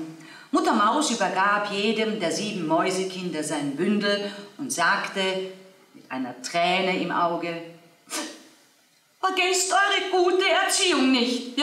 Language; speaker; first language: German; native; German